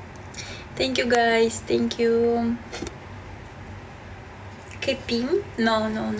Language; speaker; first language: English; non-native, learner; Belarusian